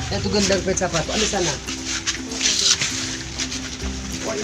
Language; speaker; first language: Indonesian; non-native, local second language; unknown